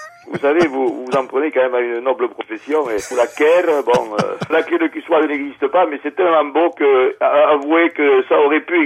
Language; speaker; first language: French; native; French